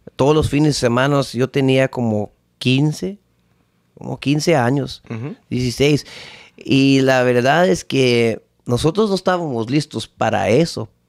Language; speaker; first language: Spanish; early bilingual, heritage; Spanish